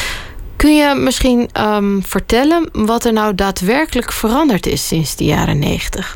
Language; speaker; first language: Dutch; native; Dutch